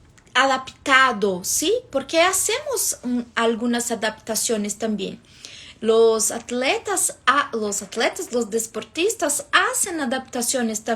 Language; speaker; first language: Spanish; non-native, fluent; Portuguese